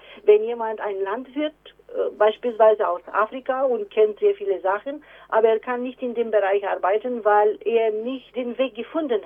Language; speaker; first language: German; non-native, fluent; Romanian